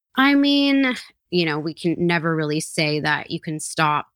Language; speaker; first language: English; native; English